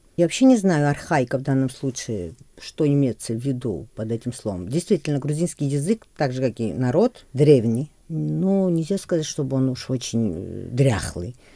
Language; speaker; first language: Russian; non-native, local second language; Georgian